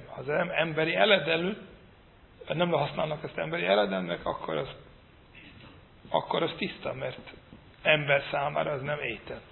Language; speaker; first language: Hungarian; non-native, fluent; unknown